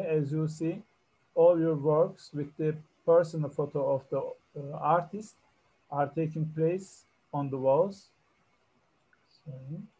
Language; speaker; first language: English; non-native, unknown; Turkish